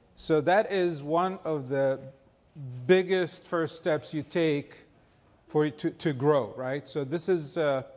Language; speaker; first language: English; non-native, fluent; Arabic